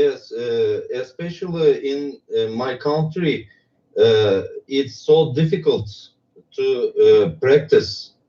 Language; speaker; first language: English; non-native, learner; Turkish